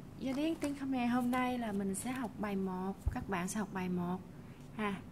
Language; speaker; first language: Vietnamese; native; Vietnamese